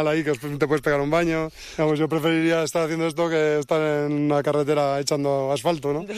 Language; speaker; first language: Spanish; native; Spanish